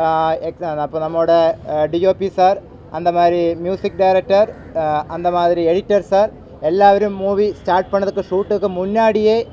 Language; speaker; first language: Tamil; non-native, local second language; Malayalam